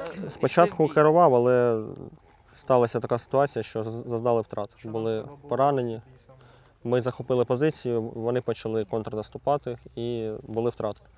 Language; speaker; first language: Ukrainian; native; Ukrainian